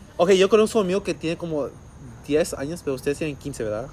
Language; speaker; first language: Spanish; non-native, learner; English